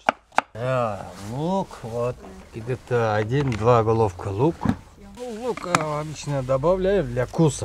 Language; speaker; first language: Russian; non-native, local second language; Uyghur